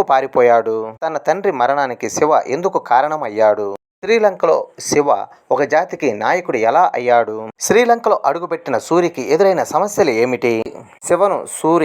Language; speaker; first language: Telugu; native; Telugu